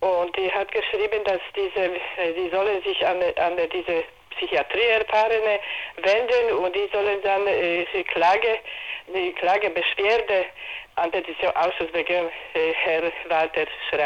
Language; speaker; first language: German; non-native, learner; Polish